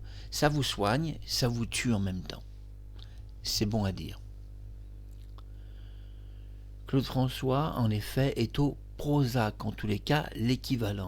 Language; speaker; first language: French; native; French